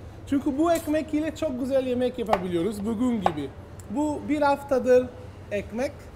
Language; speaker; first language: Turkish; non-native, learner; Italian